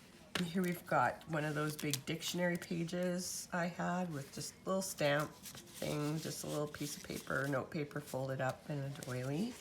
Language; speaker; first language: English; native; English